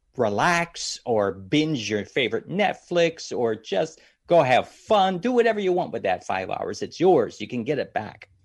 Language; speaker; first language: English; native; English